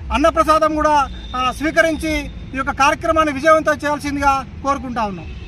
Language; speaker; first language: Telugu; non-native, local second language; Lambadi